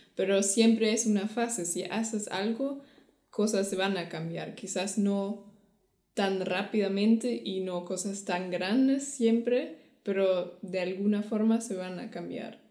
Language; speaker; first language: Spanish; non-native, fluent; German